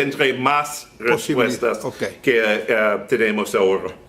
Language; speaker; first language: Spanish; non-native, learner; English